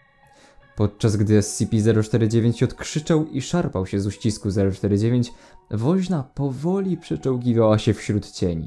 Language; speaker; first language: Polish; native; Polish